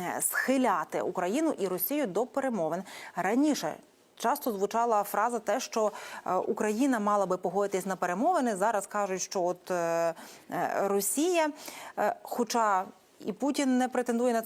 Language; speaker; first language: Ukrainian; native; Ukrainian